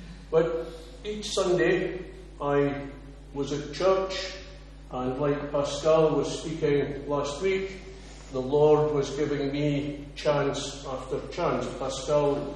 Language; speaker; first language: English; native; English